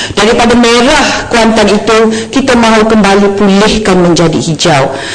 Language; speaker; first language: Malay; native; Malay